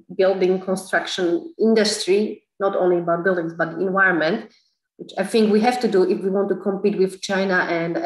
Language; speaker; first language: English; non-native, fluent; Slovak